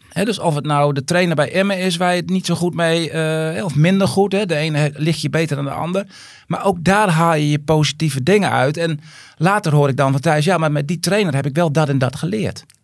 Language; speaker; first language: Dutch; native; Dutch